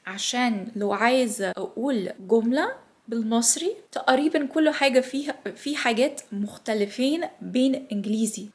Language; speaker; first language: Egyptian Arabic; non-native, learner; English